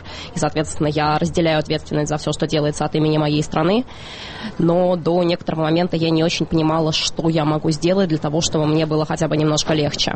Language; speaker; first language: Russian; native; Russian